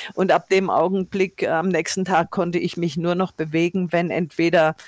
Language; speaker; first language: German; native; German